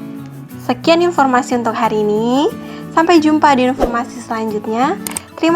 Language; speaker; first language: Indonesian; native; Indonesian